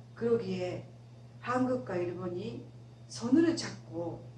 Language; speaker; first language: Korean; non-native, fluent; Japanese